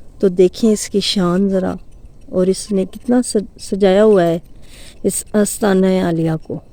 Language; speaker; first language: Urdu; non-native, local second language; Punjabi